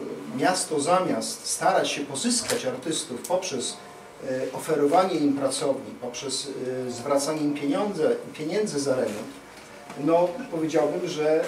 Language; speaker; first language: Polish; native; Polish